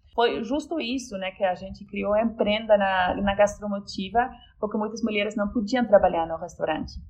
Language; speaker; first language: Portuguese; non-native, fluent; Polish